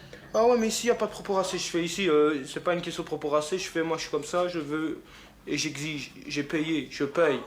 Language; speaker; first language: French; native; French